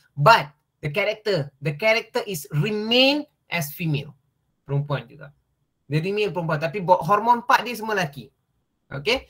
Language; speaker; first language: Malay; non-native, local second language; Tamil